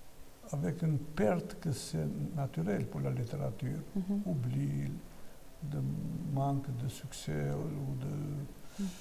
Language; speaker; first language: French; non-native, fluent; Albanian